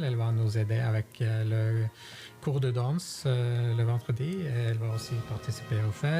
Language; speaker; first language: French; non-native, fluent; Norwegian